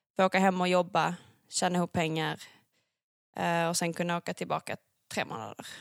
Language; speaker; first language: Swedish; native; Swedish